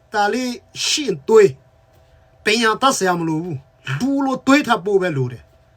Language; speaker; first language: Burmese; non-native, local second language; Tedim Chin